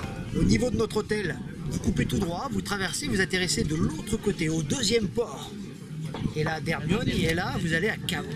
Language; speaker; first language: French; native; French